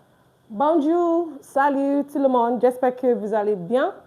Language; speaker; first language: French; non-native, fluent; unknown